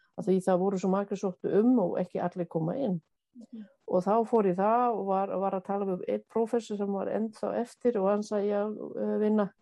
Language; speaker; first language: Icelandic; non-native, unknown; German